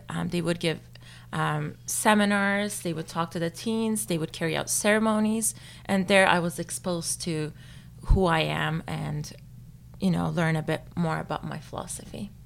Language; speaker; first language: English; non-native, fluent; Turkish